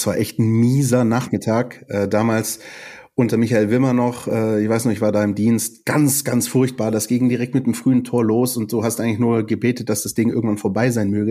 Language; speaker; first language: German; native; German